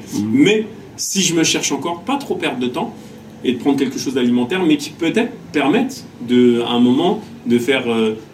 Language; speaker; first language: French; native; French